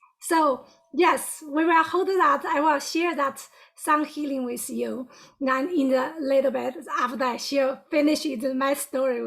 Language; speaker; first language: English; non-native, fluent; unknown